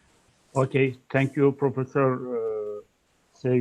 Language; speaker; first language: English; non-native, learner; Turkish